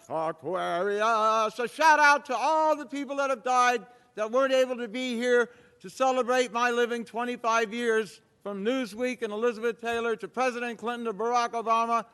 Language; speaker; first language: English; native; English